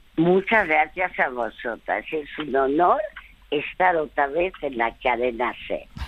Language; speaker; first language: Spanish; early bilingual, other home language; French